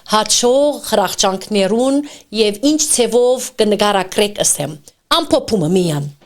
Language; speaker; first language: Armenian; early bilingual, heritage; Armenian